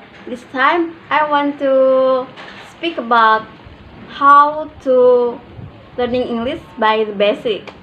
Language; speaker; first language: English; non-native, learner; Indonesian